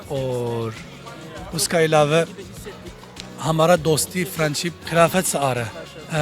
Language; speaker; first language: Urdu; non-native, learner; Turkish